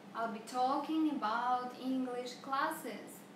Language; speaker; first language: English; non-native, fluent; Russian